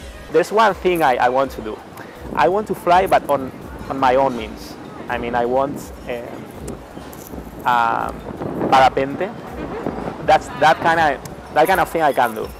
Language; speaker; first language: English; non-native, fluent; Spanish